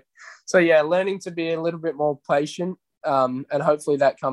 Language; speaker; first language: English; native; English